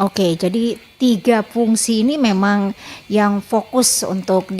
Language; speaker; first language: Indonesian; native; Indonesian